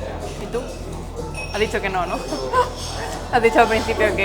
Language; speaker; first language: Spanish; native; Spanish